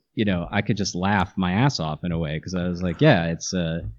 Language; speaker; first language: English; native; English